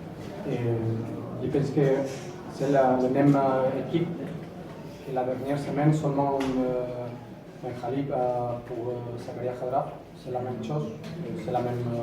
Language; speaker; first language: French; non-native, fluent; Spanish